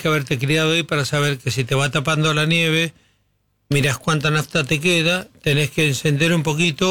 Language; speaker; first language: Spanish; native; Spanish